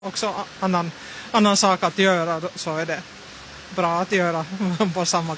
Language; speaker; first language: Swedish; non-native, local second language; Finnish